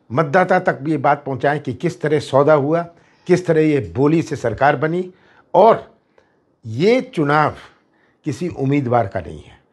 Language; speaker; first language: Hindi; native; Hindi